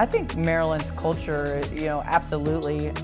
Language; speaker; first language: English; native; English